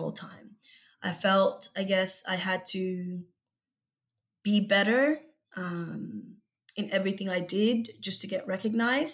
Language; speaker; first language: English; early bilingual, other home language; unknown